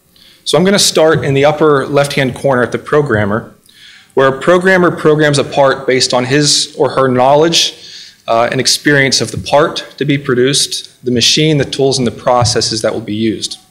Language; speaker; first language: English; native; English